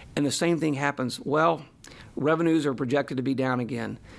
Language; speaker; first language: English; native; English